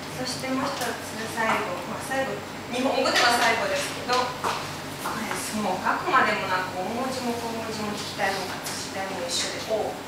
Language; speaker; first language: Japanese; non-native, fluent; Ukrainian